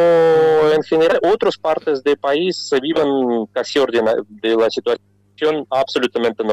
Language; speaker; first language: Spanish; non-native, fluent; Russian